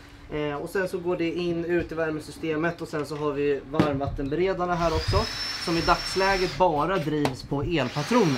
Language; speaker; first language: Swedish; native; Swedish